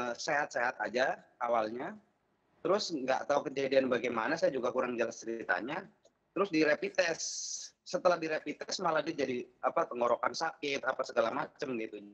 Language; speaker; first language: Indonesian; native; Indonesian